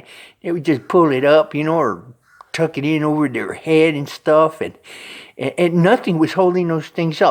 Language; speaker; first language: English; native; English